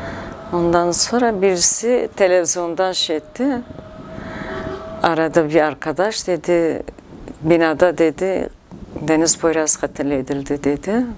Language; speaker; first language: Turkish; non-native, local second language; Kurdish